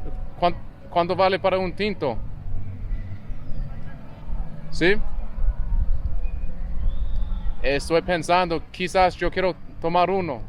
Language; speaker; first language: Spanish; non-native, learner; English